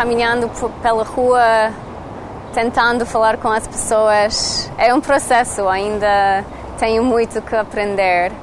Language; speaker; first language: Portuguese; non-native, learner; English